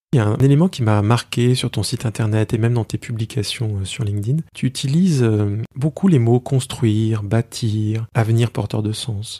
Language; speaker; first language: French; native; French